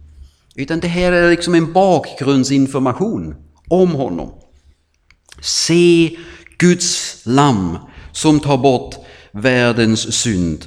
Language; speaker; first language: Swedish; non-native, fluent; German